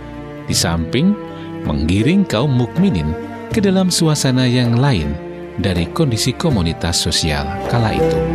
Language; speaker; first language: Indonesian; native; Indonesian